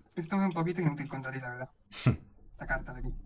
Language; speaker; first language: Spanish; native; Spanish